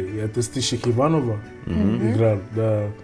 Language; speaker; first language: Russian; non-native, learner; English